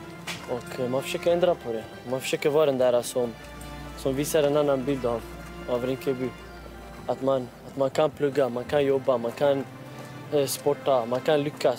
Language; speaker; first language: Swedish; non-native, local second language; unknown